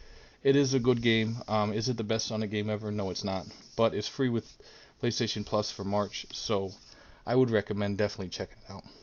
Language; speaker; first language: English; native; English